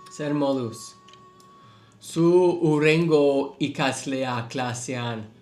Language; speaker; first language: Basque; non-native, learner; English